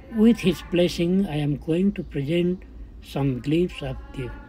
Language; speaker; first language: English; non-native, local second language; Nepali